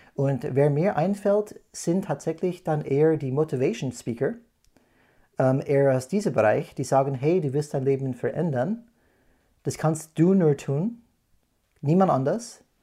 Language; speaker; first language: German; non-native, fluent; English